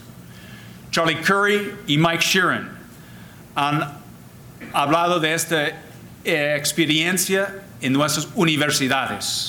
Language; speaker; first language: Spanish; non-native, fluent; English